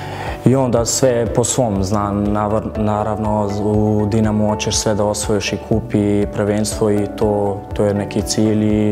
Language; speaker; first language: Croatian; early bilingual, heritage; German